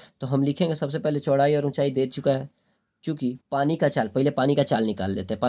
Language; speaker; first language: Hindi; native; Hindi